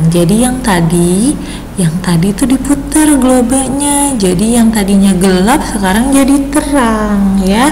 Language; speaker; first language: Indonesian; native; Indonesian